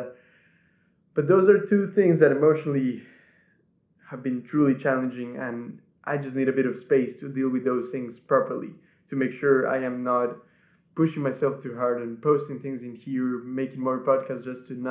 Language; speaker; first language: English; non-native, fluent; Spanish